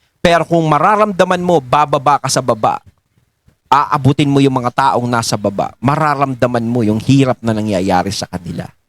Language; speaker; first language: Filipino; native; Filipino